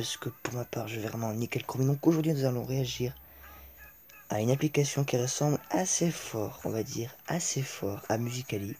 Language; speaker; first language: French; native; French